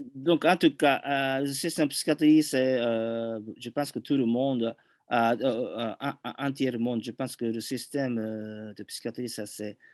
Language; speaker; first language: French; non-native, fluent; Japanese